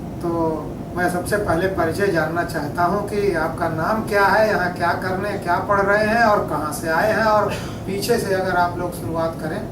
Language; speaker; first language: Hindi; native; Hindi